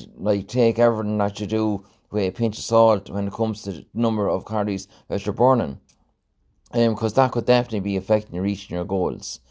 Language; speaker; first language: English; native; English